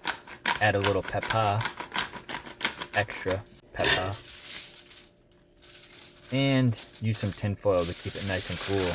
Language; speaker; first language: English; native; English